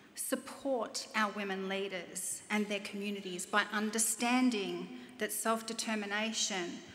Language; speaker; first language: English; native; English